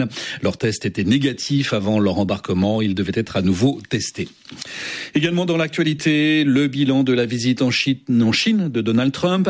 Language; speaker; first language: French; native; French